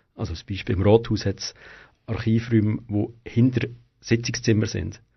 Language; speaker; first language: German; native; German